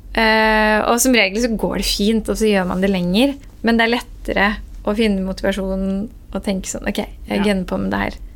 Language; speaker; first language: Norwegian; early bilingual, other home language; Persian